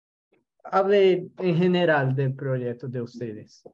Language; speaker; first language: Spanish; non-native, local second language; Portuguese